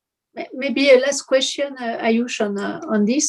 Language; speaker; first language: English; non-native, fluent; French